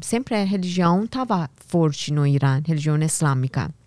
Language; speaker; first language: Portuguese; non-native, learner; Persian